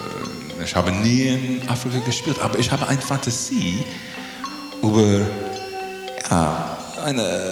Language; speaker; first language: German; non-native, learner; English